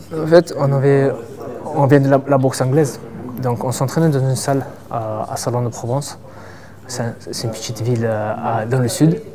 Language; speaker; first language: French; non-native, fluent; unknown